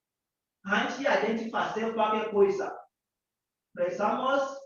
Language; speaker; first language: Portuguese; non-native, learner; Yoruba